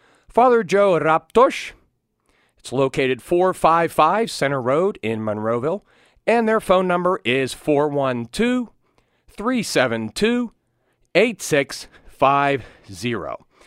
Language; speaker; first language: English; native; English